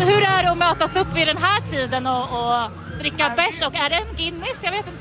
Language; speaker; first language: Swedish; native; Swedish